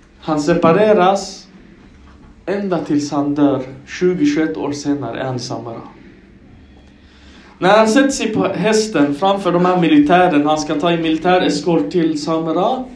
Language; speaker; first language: Swedish; early bilingual, other home language; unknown